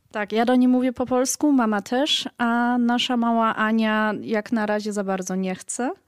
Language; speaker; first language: Polish; early bilingual, heritage; Polish